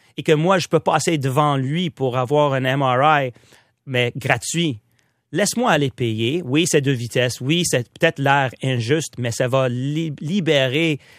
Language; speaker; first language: French; non-native, local second language; English